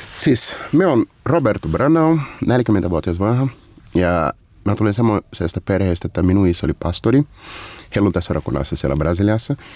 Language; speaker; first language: Finnish; non-native, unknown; Portuguese